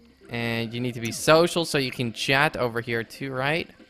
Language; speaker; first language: English; non-native, fluent; Dutch